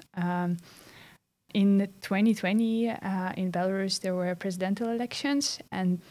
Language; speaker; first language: English; non-native, fluent; Russian